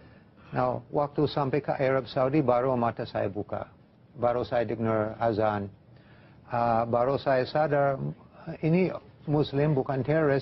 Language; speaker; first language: Indonesian; non-native, fluent; English